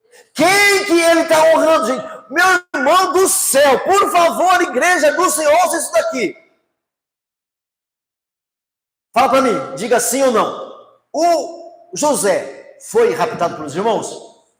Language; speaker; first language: Portuguese; native; Portuguese